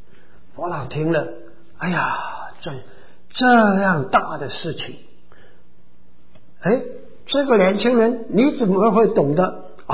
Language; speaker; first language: Chinese; native; Chinese